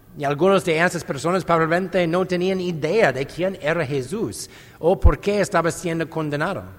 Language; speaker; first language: Spanish; non-native, fluent; English